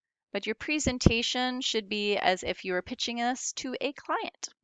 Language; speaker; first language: English; native; English